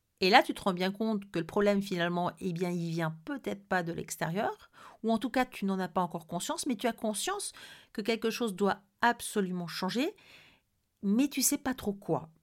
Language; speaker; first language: French; native; French